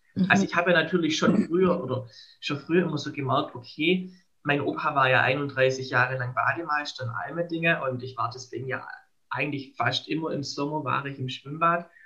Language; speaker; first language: German; native; German